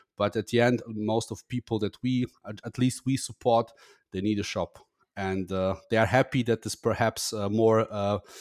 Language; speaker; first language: English; non-native, fluent; German